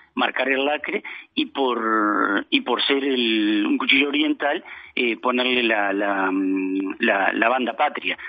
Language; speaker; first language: Spanish; native; Spanish